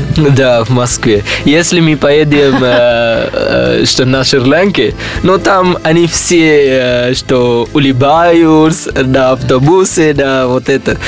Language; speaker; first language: Russian; non-native, learner; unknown